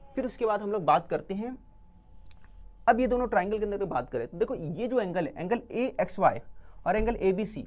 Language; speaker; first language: Hindi; native; Hindi